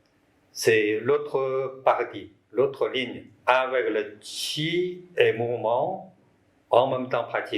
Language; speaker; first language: French; non-native, learner; Chinese